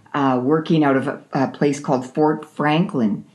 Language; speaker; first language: English; native; English